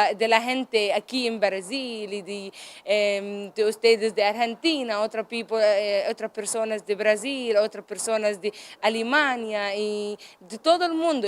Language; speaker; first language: Spanish; non-native, learner; Arabic